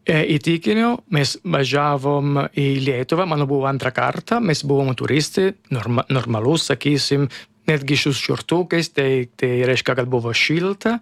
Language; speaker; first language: Lithuanian; non-native, learner; Italian